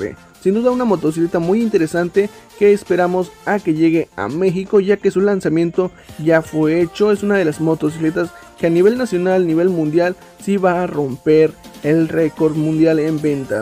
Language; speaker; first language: Spanish; native; Spanish